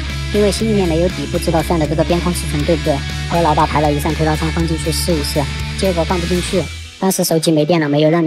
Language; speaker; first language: Chinese; native; Chinese